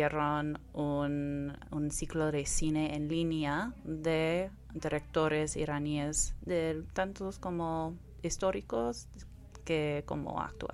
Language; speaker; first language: Spanish; non-native, fluent; English